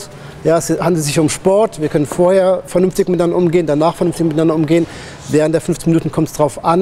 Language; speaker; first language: German; native; German